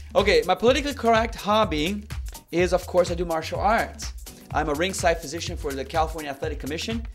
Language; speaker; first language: English; early bilingual, other home language; Portuguese